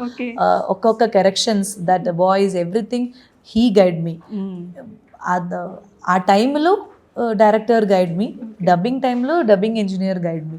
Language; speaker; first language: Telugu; non-native, learner; Malayalam